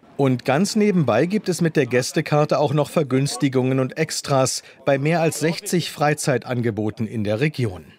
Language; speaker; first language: German; native; German